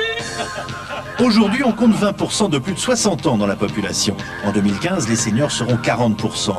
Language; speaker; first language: French; native; French